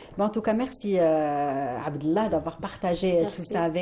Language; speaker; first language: French; non-native, local second language; Arabic